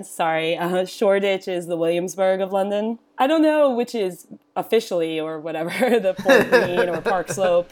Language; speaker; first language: English; native; English